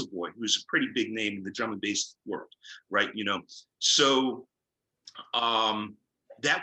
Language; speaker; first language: English; native; English